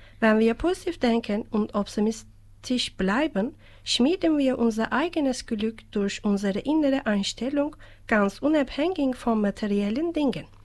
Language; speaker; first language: German; non-native, fluent; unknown